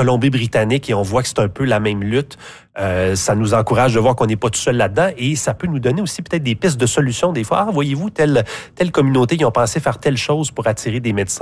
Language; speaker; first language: French; native; French